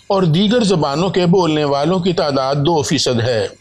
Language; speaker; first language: Urdu; native; Urdu